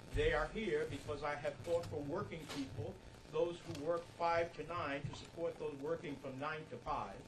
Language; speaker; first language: English; early bilingual, other home language; Spanish